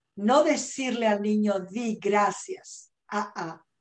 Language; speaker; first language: Spanish; native; Spanish